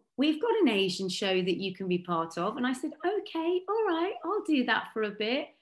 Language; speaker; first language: English; native; English